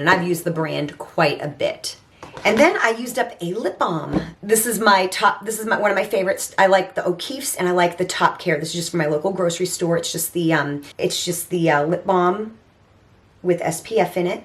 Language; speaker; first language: English; native; English